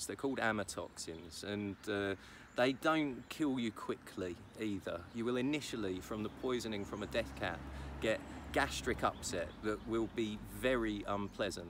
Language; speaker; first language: English; native; English